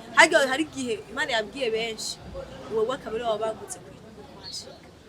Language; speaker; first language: Rundi; native; Rundi